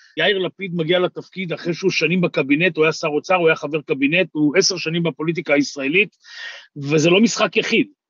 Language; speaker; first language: Hebrew; native; Hebrew